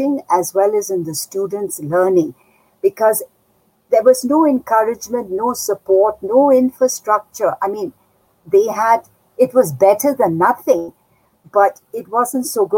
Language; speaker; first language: English; non-native, local second language; Nepali